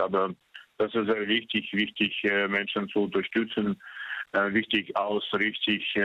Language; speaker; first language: German; non-native, fluent; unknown